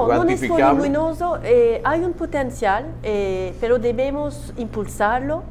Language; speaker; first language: Spanish; non-native, learner; Turkish